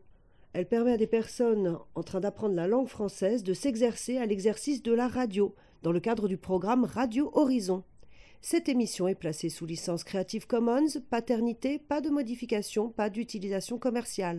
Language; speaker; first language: French; native; French